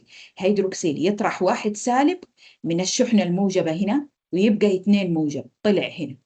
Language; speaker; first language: Arabic; native; Arabic